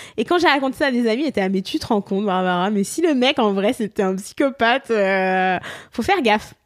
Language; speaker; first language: French; native; French